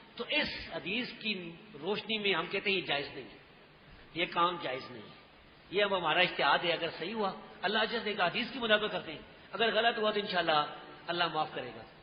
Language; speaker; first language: Urdu; non-native, local second language; Pashto